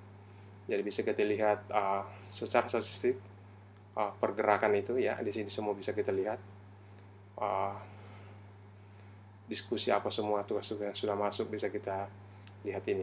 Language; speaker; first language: Indonesian; native; Indonesian